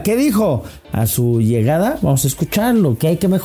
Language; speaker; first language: Spanish; native; Spanish